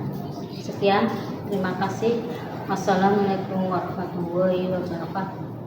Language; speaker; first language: Indonesian; native; Indonesian